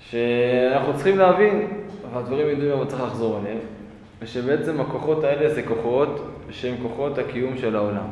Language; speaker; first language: Hebrew; native; Hebrew